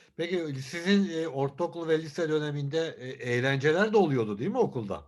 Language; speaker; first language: Turkish; native; Turkish